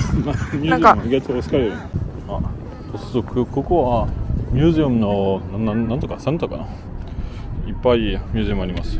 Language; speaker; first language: Japanese; non-native, learner; French